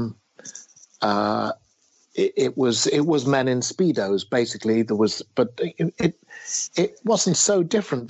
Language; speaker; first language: English; native; English